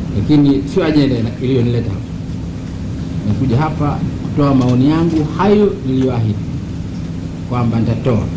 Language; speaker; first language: Swahili; non-native, local second language; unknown